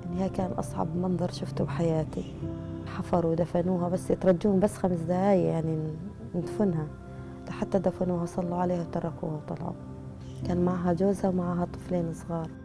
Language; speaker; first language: Arabic; native; Arabic